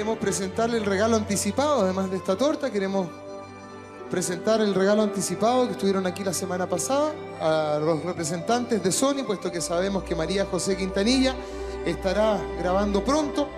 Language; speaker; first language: Spanish; native; Spanish